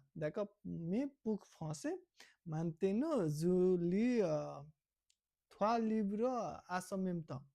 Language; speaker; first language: French; non-native, learner; Nepali